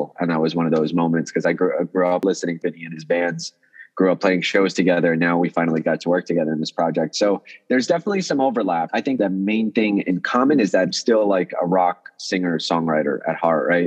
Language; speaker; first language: English; early bilingual, other home language; Russian